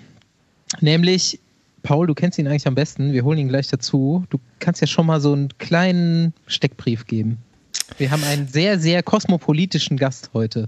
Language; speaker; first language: German; native; German